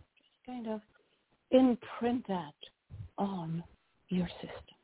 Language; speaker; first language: English; non-native, fluent; French